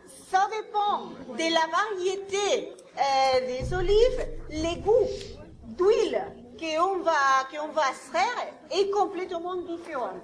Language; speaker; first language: French; non-native, learner; Spanish